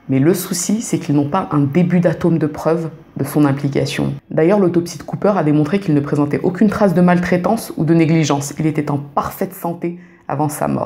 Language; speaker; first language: French; native; French